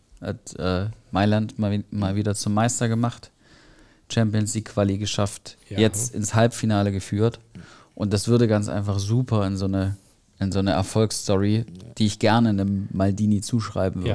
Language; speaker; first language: German; native; German